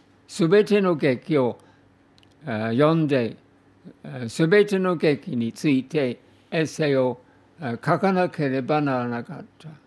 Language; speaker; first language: Japanese; non-native, fluent; English